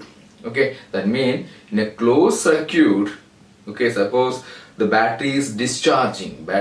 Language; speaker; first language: English; non-native, local second language; Malayalam